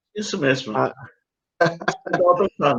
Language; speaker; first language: Portuguese; non-native, fluent; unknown